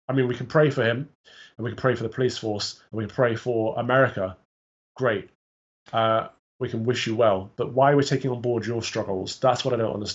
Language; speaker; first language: English; native; English